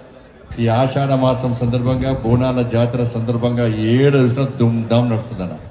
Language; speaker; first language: Telugu; native; Telugu